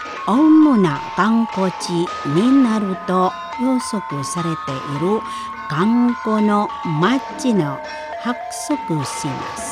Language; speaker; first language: Japanese; non-native, learner; Indonesian